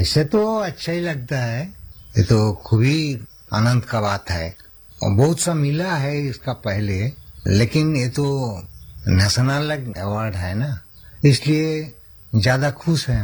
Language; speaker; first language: Hindi; non-native, local second language; Santali